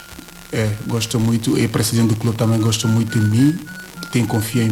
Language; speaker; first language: Portuguese; non-native, learner; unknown